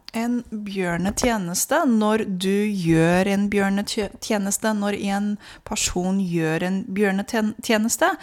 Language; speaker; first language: Norwegian; non-native, fluent; Romanian